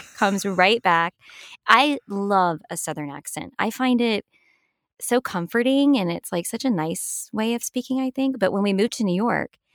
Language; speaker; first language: English; native; English